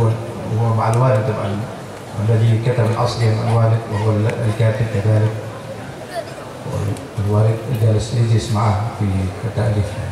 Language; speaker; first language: Arabic; non-native, fluent; Indonesian